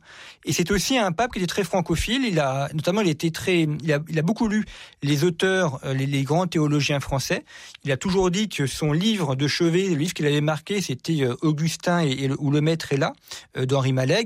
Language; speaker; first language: French; native; French